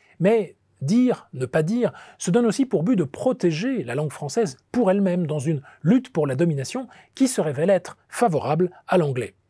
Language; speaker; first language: French; native; French